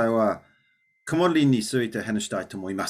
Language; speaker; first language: Japanese; non-native, learner; English